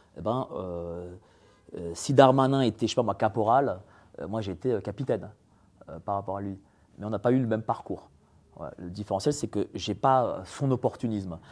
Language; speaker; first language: French; early bilingual, other home language; Polish